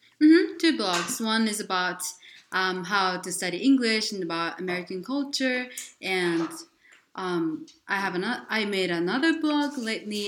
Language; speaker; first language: English; non-native, fluent; Japanese